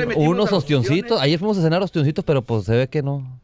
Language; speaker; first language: Spanish; native; Spanish